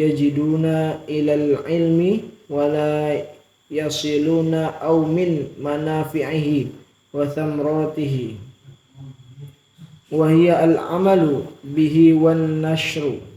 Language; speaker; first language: Arabic; non-native, learner; Indonesian